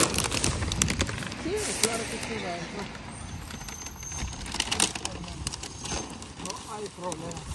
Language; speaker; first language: Spanish; non-native, fluent; Turkish